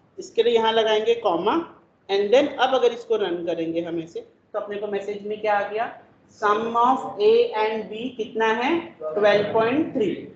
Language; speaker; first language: Hindi; non-native, local second language; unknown